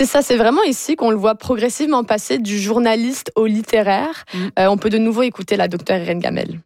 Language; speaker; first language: French; native; French